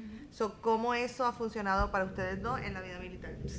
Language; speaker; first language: Spanish; native; Spanish